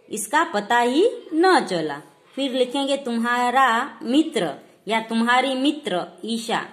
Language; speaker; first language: Hindi; non-native, local second language; Gujarati